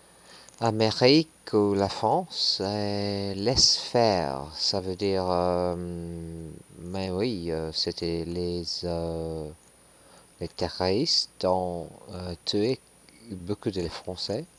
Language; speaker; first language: French; non-native, learner; English